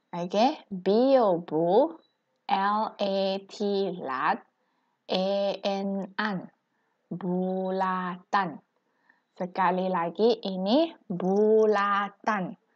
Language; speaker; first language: Malay; non-native, local second language; Chinese